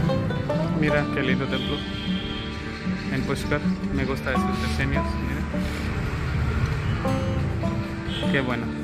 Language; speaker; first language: Spanish; non-native, learner; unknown